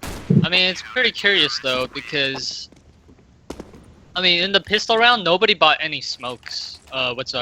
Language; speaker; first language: English; native; English